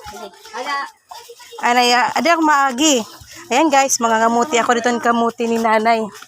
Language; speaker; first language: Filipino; non-native, local second language; Waray